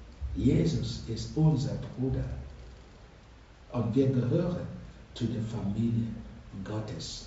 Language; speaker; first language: German; non-native, fluent; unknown